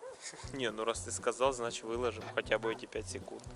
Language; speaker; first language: Russian; native; Russian